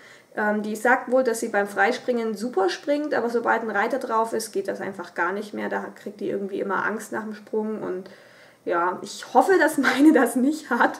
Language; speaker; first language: German; native; German